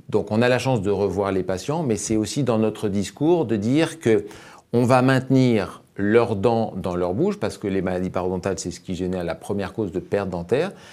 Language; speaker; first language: French; native; French